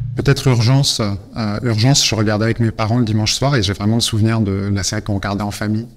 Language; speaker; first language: French; native; French